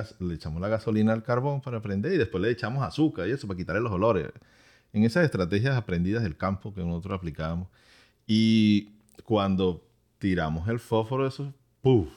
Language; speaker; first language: Spanish; native; Spanish